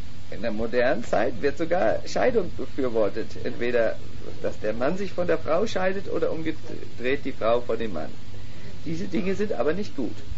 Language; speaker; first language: German; native; German